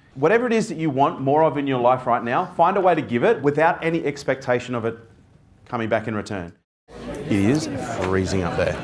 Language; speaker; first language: English; native; English